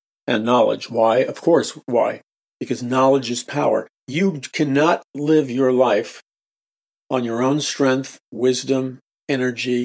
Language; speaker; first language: English; native; English